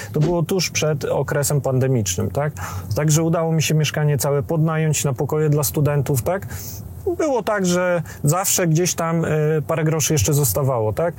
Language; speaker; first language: Polish; native; Polish